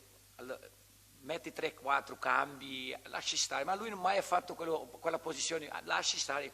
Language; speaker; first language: Italian; non-native, fluent; Portuguese